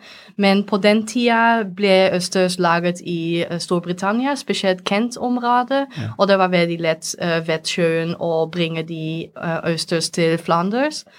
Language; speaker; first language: Norwegian; non-native, fluent; Dutch